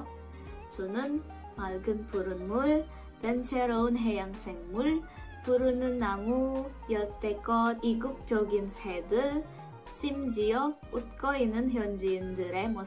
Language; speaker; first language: Korean; non-native, fluent; Indonesian